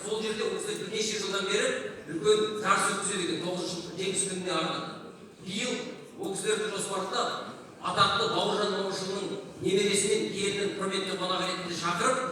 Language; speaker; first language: Kazakh; native; Kazakh